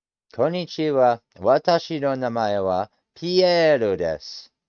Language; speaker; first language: Japanese; non-native, learner; English